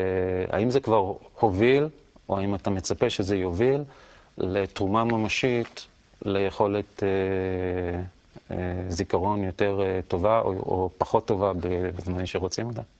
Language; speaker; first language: Hebrew; native; Hebrew